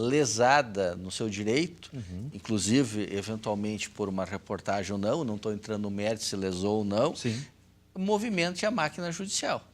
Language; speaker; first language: Portuguese; native; Portuguese